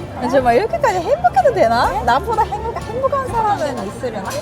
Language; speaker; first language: Korean; non-native, learner; Japanese